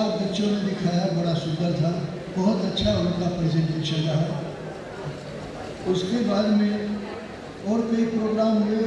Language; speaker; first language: Hindi; native; Hindi